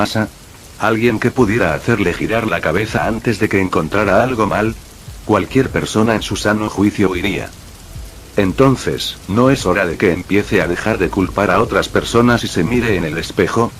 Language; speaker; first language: Spanish; native; Spanish